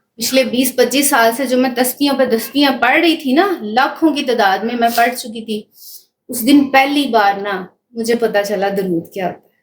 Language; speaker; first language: Urdu; non-native, local second language; Punjabi